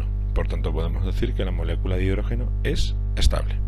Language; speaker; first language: Spanish; native; Spanish